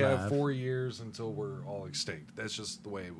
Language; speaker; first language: English; native; English